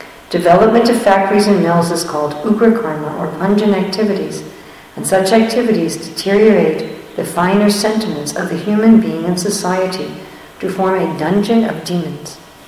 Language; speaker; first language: English; native; English